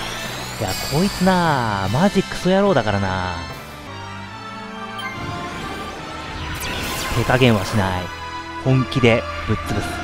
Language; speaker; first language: Japanese; native; Japanese